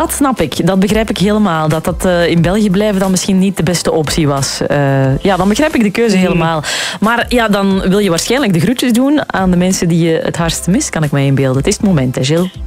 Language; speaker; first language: Dutch; native; Dutch